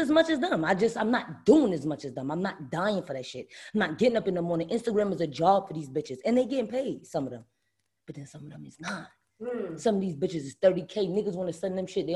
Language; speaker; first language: English; native; English